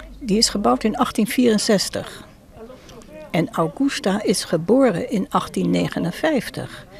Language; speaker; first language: Dutch; non-native, fluent; English